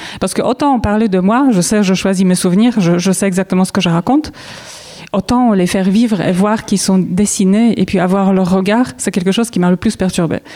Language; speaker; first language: French; non-native, fluent; Polish